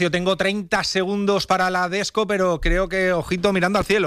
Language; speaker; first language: Spanish; native; Spanish